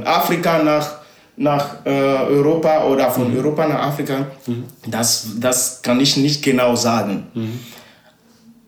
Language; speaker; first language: German; non-native, learner; Ewe